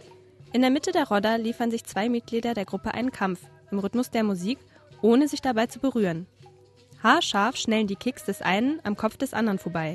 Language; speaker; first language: German; native; German